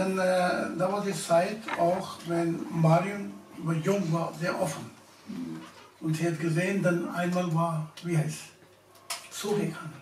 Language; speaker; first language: German; non-native, learner; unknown